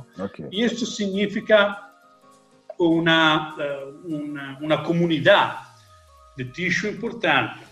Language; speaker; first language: Portuguese; non-native, learner; Italian